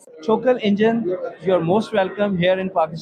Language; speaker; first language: English; non-native, local second language; Urdu